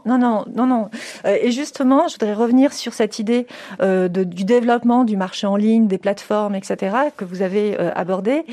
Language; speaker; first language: French; native; French